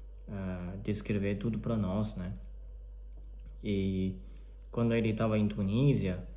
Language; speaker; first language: Portuguese; non-native, learner; Chinese